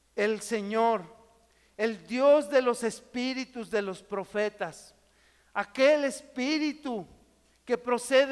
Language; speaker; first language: Spanish; native; Spanish